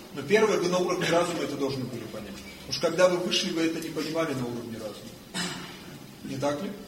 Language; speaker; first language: Russian; non-native, fluent; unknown